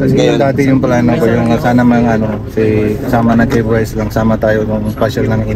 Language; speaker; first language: Filipino; non-native, learner; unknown